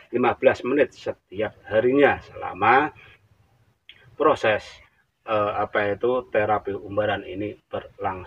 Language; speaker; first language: Indonesian; native; Indonesian